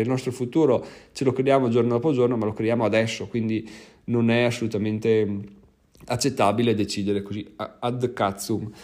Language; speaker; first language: Italian; native; Italian